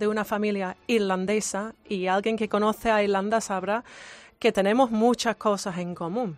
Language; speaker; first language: Spanish; non-native, fluent; English